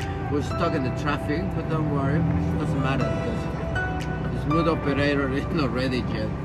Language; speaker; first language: English; non-native, fluent; Spanish